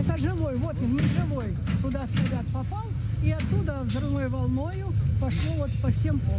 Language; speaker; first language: Russian; native; Russian